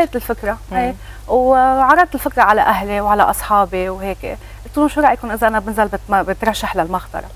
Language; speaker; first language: Arabic; native; Arabic